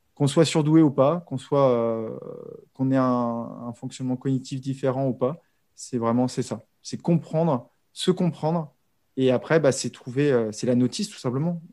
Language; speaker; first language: French; native; French